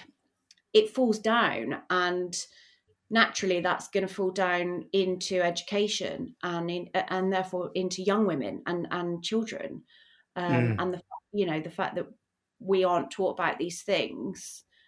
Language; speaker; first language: English; native; English